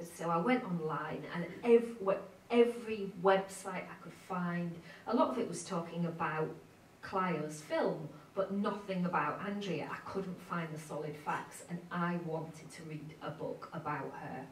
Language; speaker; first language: English; native; English